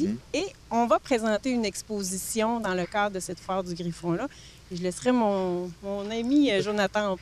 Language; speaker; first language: French; native; French